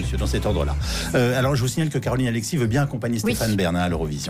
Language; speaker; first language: French; native; French